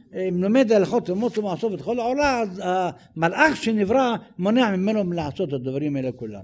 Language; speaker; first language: Hebrew; native; Hebrew